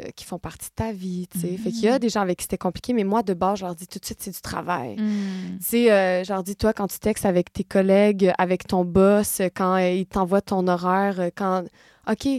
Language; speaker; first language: French; native; French